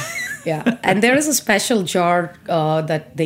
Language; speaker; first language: English; non-native, local second language; Telugu